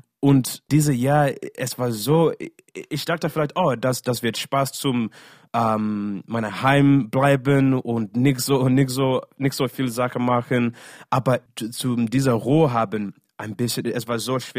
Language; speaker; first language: German; non-native, learner; English